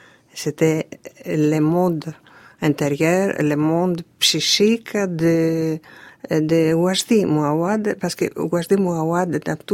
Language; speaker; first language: French; non-native, fluent; Greek